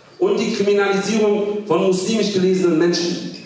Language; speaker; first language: German; early bilingual, other home language; Kurdish